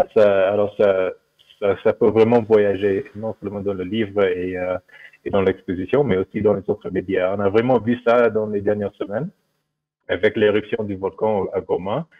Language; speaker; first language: French; non-native, fluent; English